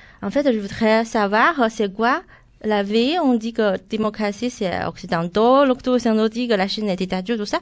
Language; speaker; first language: French; non-native, fluent; Chinese